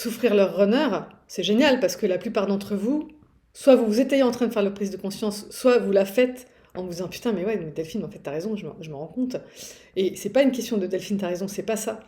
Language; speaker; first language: French; native; French